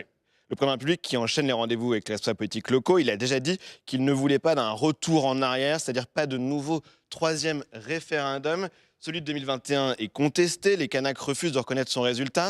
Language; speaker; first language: French; native; French